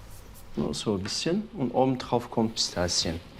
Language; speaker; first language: German; non-native, learner; Turkish